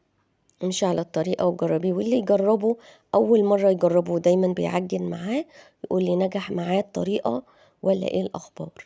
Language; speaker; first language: Arabic; native; Arabic